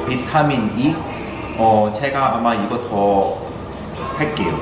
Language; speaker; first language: Korean; non-native, fluent; Cantonese